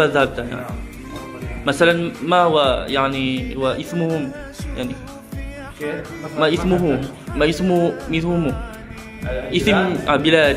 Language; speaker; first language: Arabic; non-native, learner; Malay